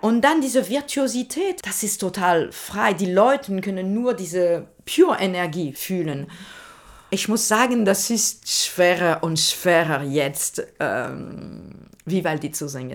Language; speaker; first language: German; non-native, learner; French